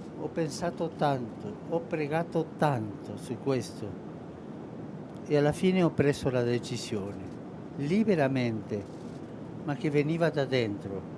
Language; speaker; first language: Italian; non-native, fluent; Spanish